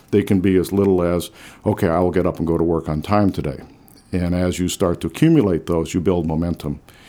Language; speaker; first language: English; native; English